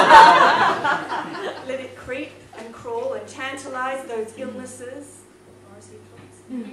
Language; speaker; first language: English; native; English